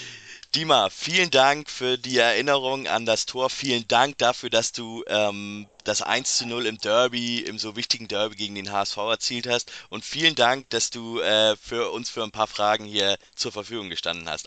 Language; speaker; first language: German; native; German